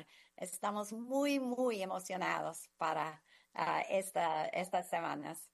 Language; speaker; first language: Spanish; non-native, fluent; English